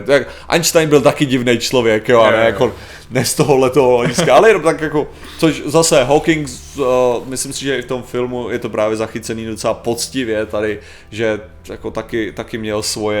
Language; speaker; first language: Czech; native; Czech